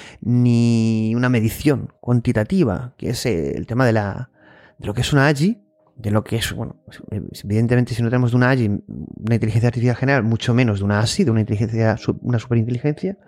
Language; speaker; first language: Spanish; native; Spanish